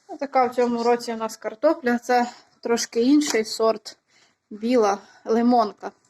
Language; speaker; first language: Ukrainian; native; Ukrainian